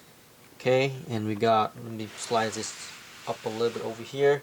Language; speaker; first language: English; non-native, fluent; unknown